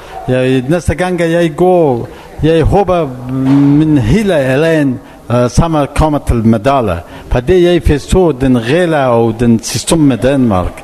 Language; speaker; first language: Danish; non-native, learner; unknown